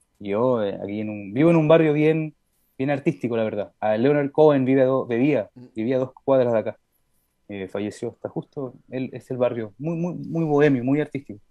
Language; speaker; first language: Spanish; early bilingual, heritage; Spanish